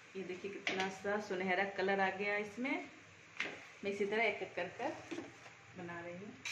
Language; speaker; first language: Hindi; non-native, local second language; Bangla